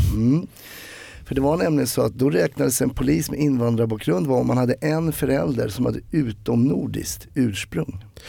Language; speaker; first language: Swedish; native; Swedish